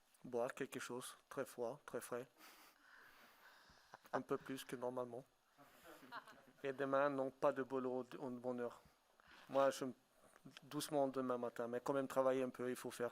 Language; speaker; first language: French; non-native, fluent; Swedish